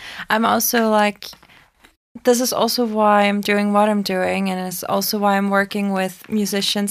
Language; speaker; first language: English; non-native, fluent; German